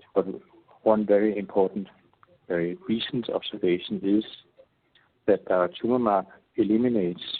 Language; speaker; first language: English; non-native, fluent; Danish